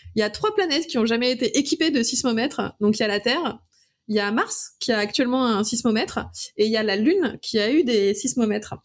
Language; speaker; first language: French; native; French